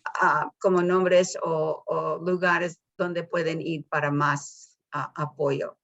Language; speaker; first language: Spanish; early bilingual, heritage; Spanish